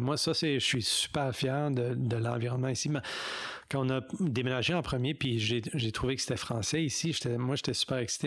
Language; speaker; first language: French; non-native, local second language; English